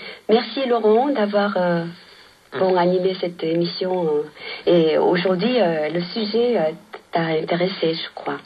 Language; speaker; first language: French; non-native, fluent; Korean